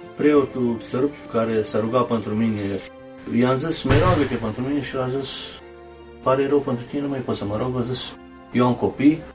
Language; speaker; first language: Romanian; native; Romanian